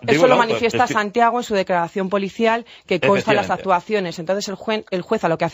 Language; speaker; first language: Spanish; native; Spanish